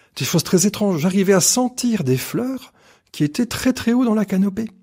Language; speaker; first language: French; native; French